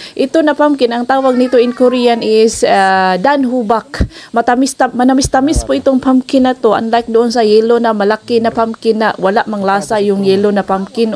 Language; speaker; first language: Filipino; non-native, local second language; Cebuano